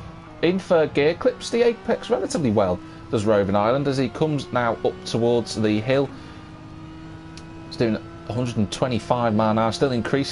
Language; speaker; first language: English; native; English